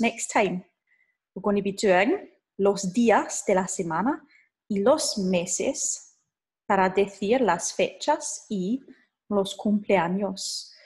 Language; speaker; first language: Spanish; non-native, fluent; English